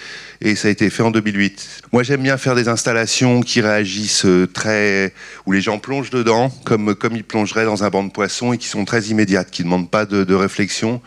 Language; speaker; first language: French; native; French